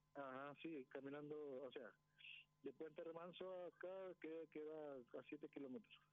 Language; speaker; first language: Spanish; non-native, local second language; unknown